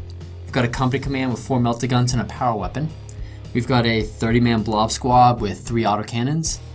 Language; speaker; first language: English; native; English